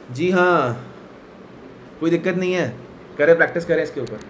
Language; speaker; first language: Hindi; native; Hindi